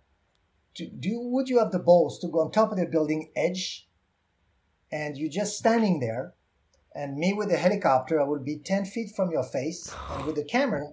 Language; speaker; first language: English; non-native, fluent; French